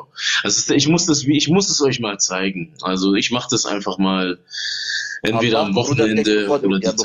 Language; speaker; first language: German; native; German